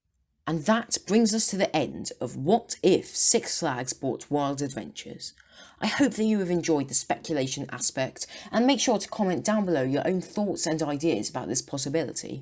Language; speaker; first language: English; native; English